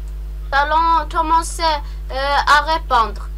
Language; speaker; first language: French; non-native, local second language; Arabic